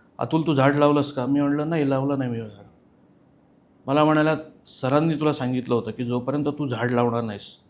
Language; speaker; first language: Marathi; native; Marathi